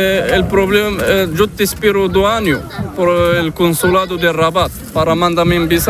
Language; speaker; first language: Spanish; non-native, learner; Arabic